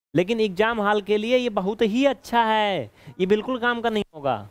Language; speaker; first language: Hindi; native; Hindi